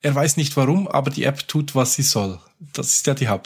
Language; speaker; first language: German; native; German